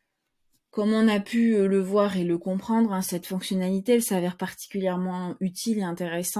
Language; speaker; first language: French; native; French